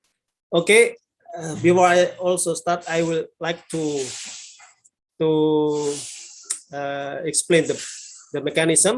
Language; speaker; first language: English; non-native, learner; Indonesian